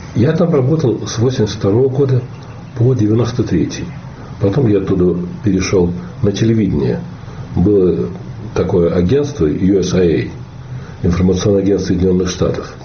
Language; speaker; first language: Russian; native; Russian